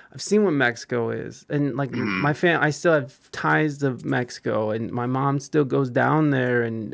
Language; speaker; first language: English; early bilingual, other home language; Spanish